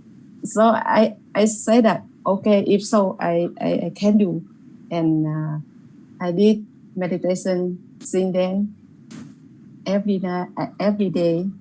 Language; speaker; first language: English; non-native, learner; Vietnamese